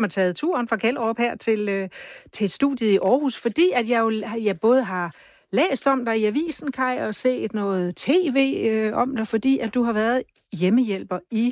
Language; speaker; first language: Danish; native; Danish